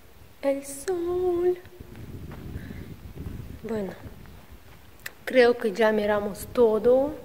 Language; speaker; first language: Spanish; non-native, fluent; Russian